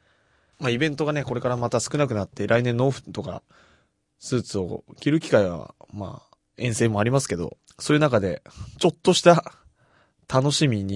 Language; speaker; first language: Japanese; native; Japanese